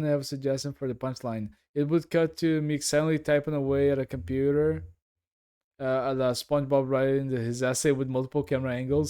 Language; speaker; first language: English; non-native, fluent; Portuguese